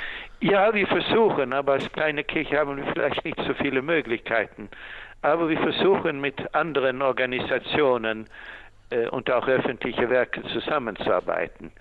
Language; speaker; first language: German; non-native, fluent; Swedish